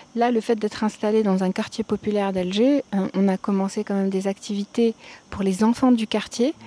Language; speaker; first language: French; non-native, local second language; Arabic